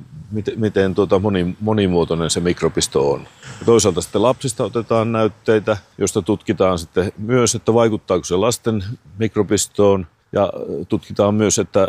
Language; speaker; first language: Finnish; native; Finnish